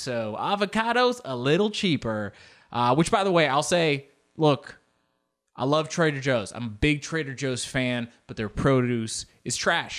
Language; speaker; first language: English; early bilingual, other home language; Spanish